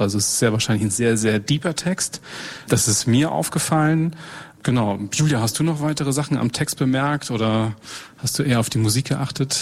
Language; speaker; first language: German; native; German